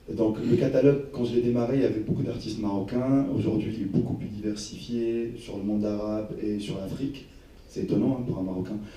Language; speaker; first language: French; non-native, local second language; Arabic